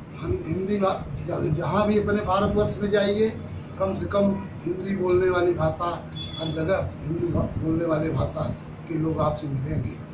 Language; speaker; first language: Hindi; native; Hindi